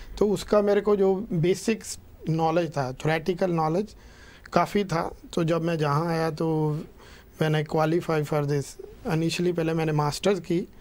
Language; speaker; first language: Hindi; non-native, local second language; Punjabi